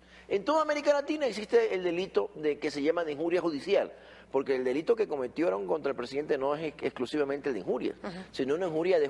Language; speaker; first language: Spanish; native; Spanish